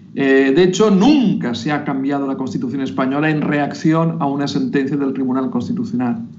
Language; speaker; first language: Spanish; native; Spanish